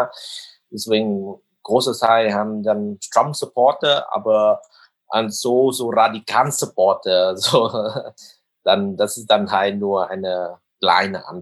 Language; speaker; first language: German; non-native, fluent; Vietnamese